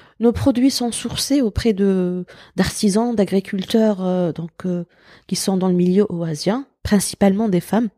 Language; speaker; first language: French; non-native, local second language; Berber languages